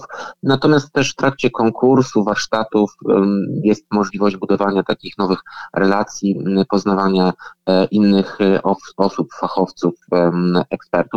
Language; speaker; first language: Polish; native; Polish